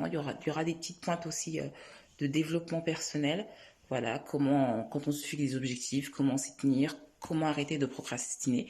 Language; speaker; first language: French; native; French